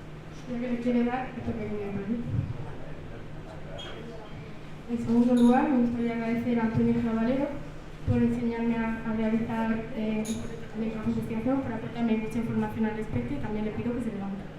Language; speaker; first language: Spanish; early bilingual, other home language; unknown